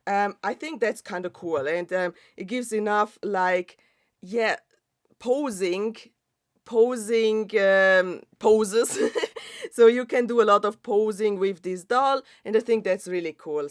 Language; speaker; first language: English; non-native, fluent; German